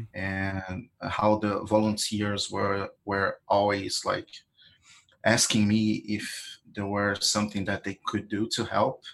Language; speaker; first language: English; non-native, fluent; Portuguese